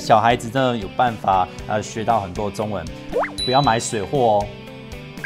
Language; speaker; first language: Chinese; non-native, fluent; English